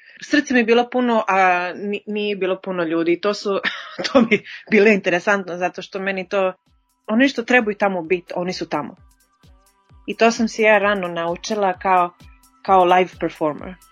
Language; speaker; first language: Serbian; early bilingual, heritage; Serbian